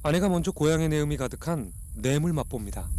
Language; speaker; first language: Korean; native; Korean